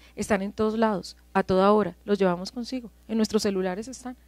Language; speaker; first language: Spanish; native; Spanish